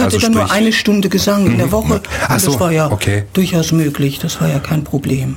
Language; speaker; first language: German; native; German